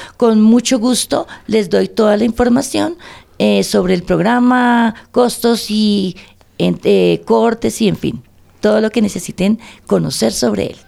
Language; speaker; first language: Spanish; native; Spanish